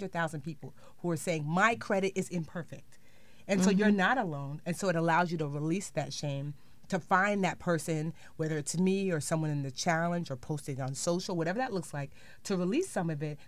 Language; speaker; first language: English; native; English